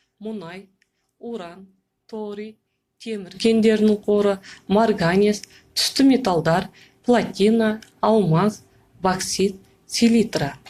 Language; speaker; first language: Kazakh; native; Kazakh